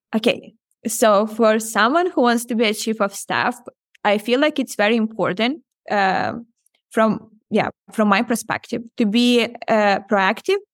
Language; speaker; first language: English; non-native, fluent; Ukrainian